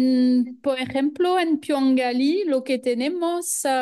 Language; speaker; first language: Spanish; non-native, fluent; French